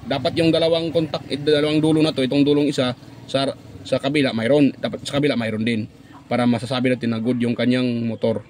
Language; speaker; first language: Filipino; non-native, local second language; Cebuano